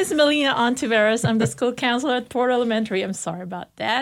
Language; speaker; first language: English; non-native, local second language; Filipino